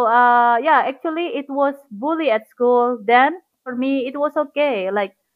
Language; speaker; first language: English; non-native, fluent; Indonesian